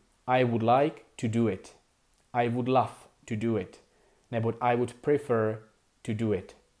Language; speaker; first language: English; non-native, fluent; Czech